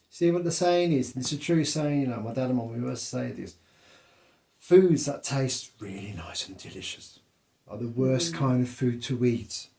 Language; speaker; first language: English; native; English